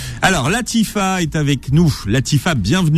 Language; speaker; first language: French; native; French